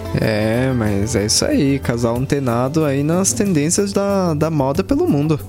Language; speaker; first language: Portuguese; native; Portuguese